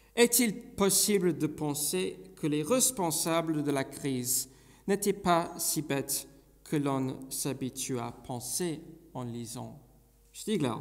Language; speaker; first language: French; non-native, fluent; English